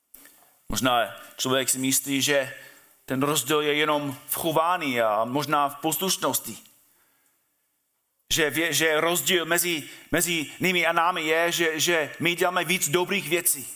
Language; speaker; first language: Czech; non-native, fluent; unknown